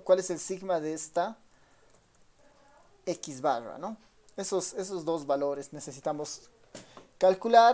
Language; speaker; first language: Spanish; native; Spanish